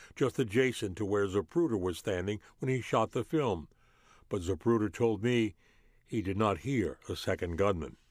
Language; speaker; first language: English; native; English